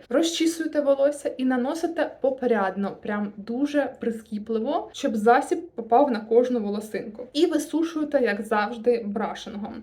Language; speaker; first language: Ukrainian; non-native, local second language; Russian